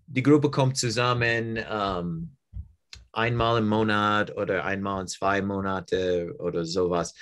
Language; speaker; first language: German; non-native, learner; English